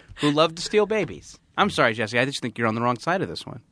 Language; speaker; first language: English; native; English